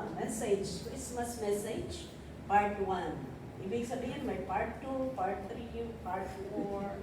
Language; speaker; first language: Filipino; non-native, local second language; Iloko